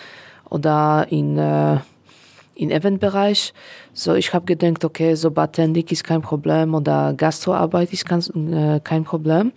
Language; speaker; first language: German; non-native, learner; Polish